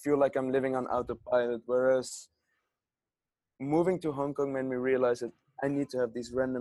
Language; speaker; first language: English; non-native, fluent; Dutch